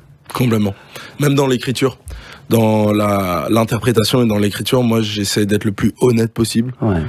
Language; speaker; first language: French; native; French